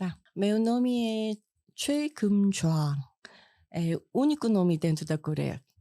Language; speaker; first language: Portuguese; non-native, fluent; Korean